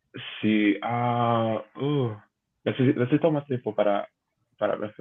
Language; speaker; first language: Spanish; non-native, learner; English